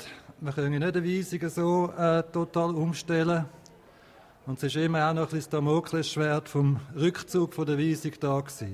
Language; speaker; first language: German; native; German